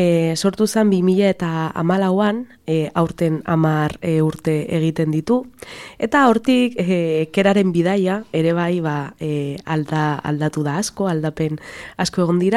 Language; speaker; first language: Basque; non-native, local second language; Spanish